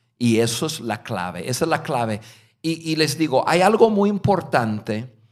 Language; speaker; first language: Spanish; non-native, fluent; English